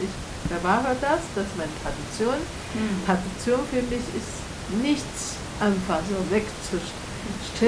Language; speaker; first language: German; non-native, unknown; Chinese